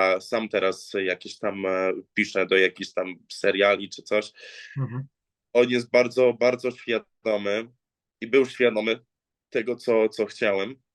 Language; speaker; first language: Polish; early bilingual, heritage; English